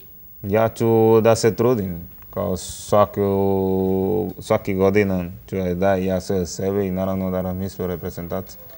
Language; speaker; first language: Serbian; non-native, learner; Spanish